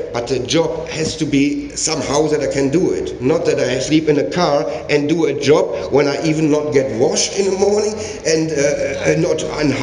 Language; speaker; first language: English; non-native, learner; German